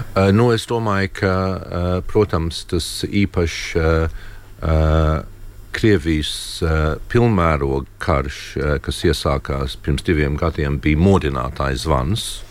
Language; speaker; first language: Latvian; native; Latvian